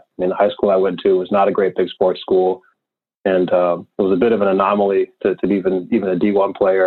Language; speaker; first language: English; native; English